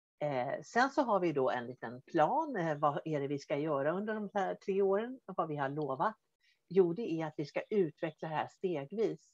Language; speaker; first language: Swedish; native; Swedish